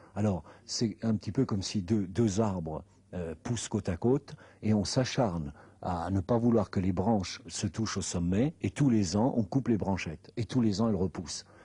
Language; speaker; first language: French; non-native, fluent; Spanish